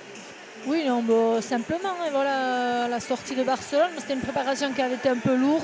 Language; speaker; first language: French; native; French